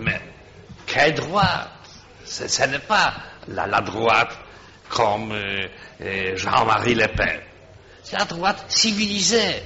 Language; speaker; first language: French; non-native, fluent; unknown